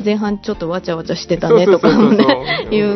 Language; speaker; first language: Japanese; native; Japanese